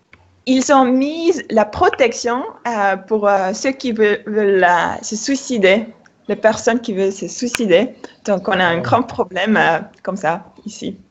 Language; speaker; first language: French; non-native, fluent; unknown